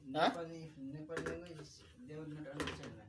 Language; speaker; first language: English; non-native, learner; Nepali